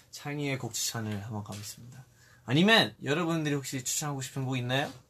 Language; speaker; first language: Korean; early bilingual, heritage; Korean